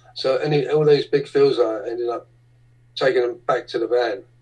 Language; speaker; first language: English; native; English